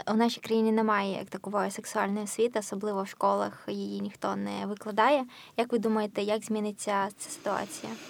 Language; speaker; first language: Ukrainian; native; Ukrainian